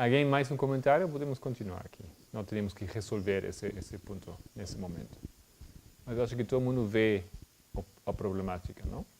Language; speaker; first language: Portuguese; non-native, fluent; German